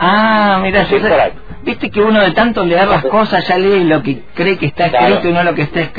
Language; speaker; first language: Spanish; native; Spanish